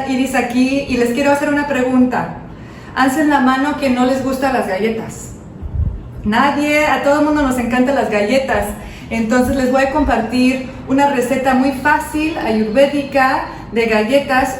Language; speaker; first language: Spanish; non-native, fluent; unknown